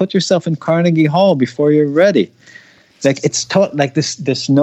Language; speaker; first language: English; non-native, fluent; Hebrew